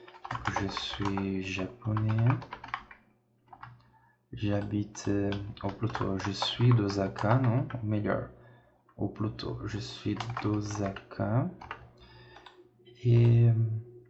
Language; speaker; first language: French; non-native, fluent; Portuguese